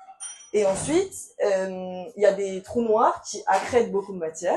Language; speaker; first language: French; native; French